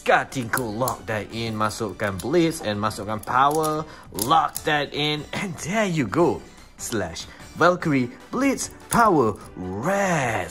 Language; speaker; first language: English; non-native, local second language; Malay